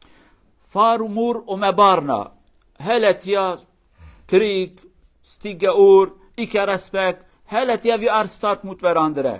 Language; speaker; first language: Norwegian; non-native, learner; Kurdish